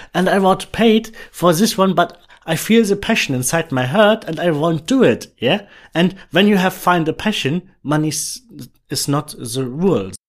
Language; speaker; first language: English; non-native, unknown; German